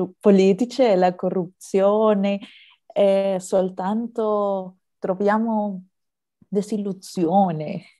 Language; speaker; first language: Italian; non-native, fluent; Spanish